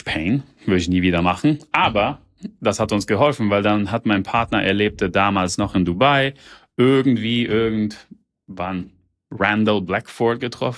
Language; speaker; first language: German; early bilingual, heritage; German